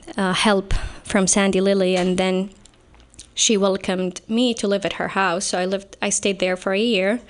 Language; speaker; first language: English; non-native, fluent; Arabic